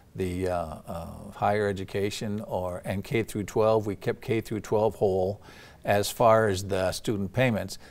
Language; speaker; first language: English; native; English